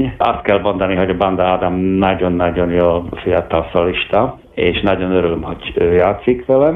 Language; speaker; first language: Hungarian; non-native, fluent; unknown